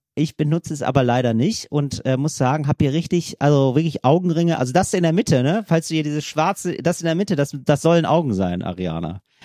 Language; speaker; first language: German; native; German